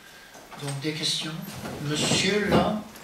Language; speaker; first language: French; native; French